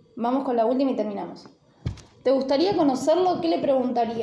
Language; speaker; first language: Spanish; native; Spanish